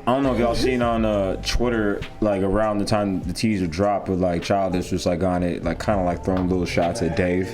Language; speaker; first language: English; native; English